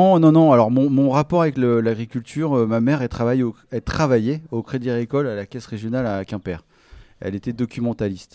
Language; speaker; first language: French; native; French